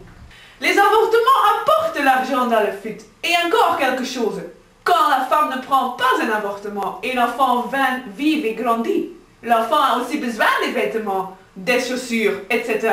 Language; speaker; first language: French; non-native, learner; Dutch